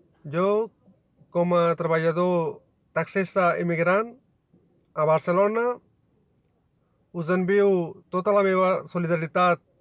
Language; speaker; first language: Catalan; non-native, learner; Urdu